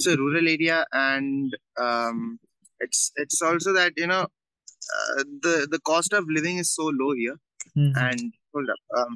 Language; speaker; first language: English; non-native, local second language; Malayalam